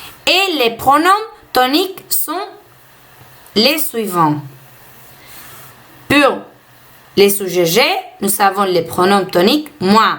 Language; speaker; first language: French; non-native, fluent; Spanish